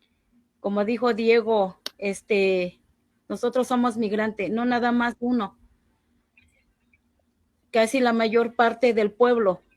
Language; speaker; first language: Spanish; non-native, local second language; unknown